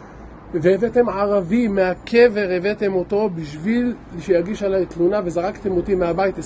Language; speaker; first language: Hebrew; native; Hebrew